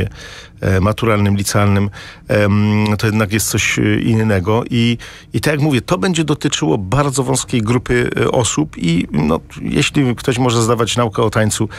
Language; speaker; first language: Polish; native; Polish